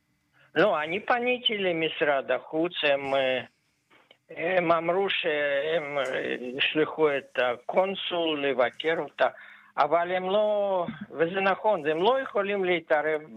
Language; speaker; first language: Hebrew; non-native, fluent; Russian